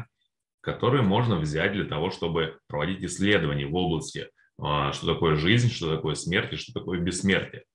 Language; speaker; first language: Russian; native; Russian